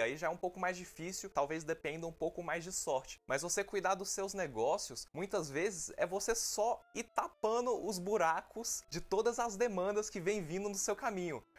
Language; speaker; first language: Portuguese; native; Portuguese